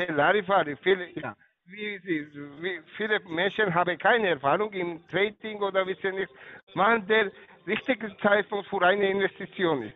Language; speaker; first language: German; non-native, learner; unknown